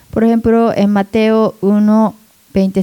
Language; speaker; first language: Spanish; non-native, learner; Japanese